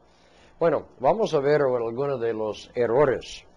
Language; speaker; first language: Spanish; non-native, fluent; English